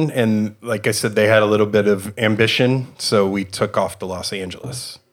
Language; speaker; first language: English; native; English